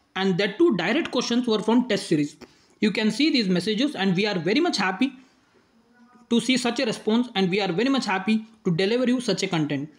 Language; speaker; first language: English; non-native, local second language; Kannada